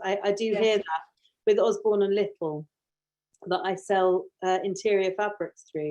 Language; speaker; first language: English; native; English